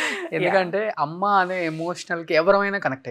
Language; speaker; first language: Telugu; native; Telugu